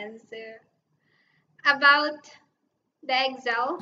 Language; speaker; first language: English; non-native, learner; Thai